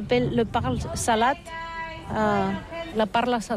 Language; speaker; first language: French; non-native, learner; Catalan